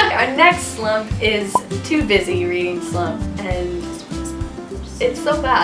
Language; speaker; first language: English; native; English